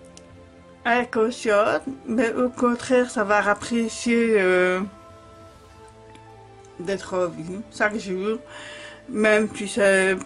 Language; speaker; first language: French; native; French